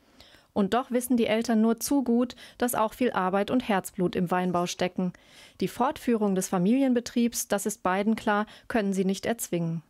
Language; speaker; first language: German; native; German